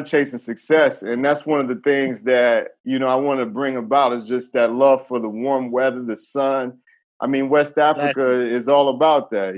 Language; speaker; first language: English; native; English